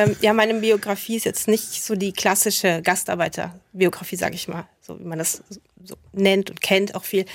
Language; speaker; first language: German; native; German